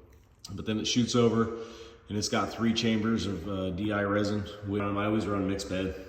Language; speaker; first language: English; native; English